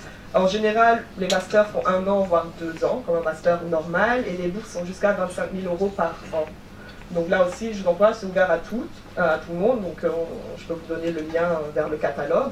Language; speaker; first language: French; native; French